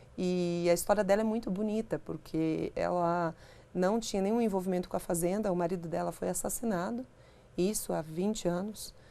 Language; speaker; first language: Portuguese; native; Portuguese